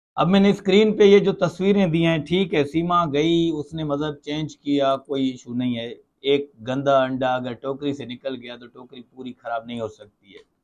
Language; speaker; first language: Urdu; non-native, local second language; Sindhi